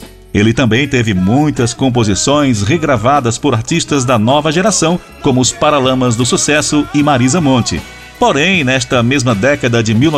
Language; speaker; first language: Portuguese; native; Portuguese